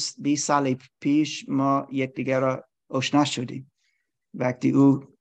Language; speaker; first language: Persian; non-native, learner; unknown